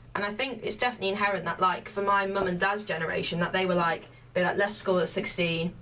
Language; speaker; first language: English; native; English